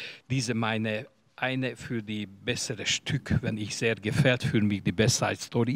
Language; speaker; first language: German; non-native, learner; Hungarian